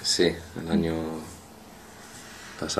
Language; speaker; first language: Spanish; non-native, fluent; English